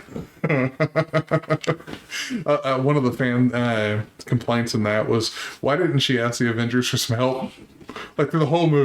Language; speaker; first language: English; native; English